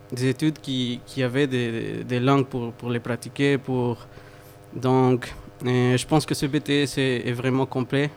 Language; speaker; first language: French; early bilingual, other home language; Spanish